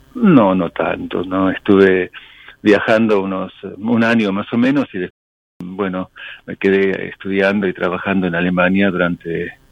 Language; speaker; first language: Spanish; non-native, local second language; English